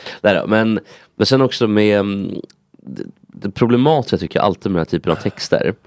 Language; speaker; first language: Swedish; early bilingual, other home language; Kabuverdianu